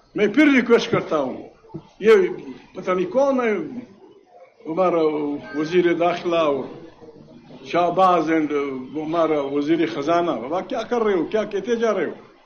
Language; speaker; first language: Urdu; non-native, local second language; Pashto